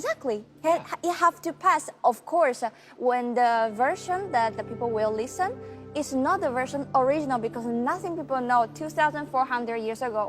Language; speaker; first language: English; non-native, learner; Chinese